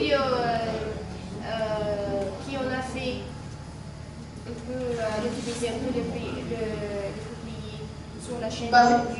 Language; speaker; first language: French; non-native, learner; Arabic